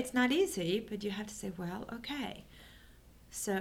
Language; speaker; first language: English; non-native, fluent; French